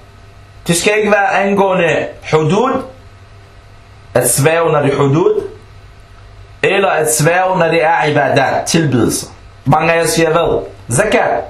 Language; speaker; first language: Danish; early bilingual, other home language; Arabic